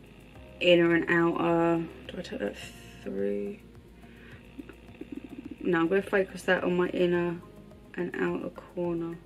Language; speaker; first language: English; native; English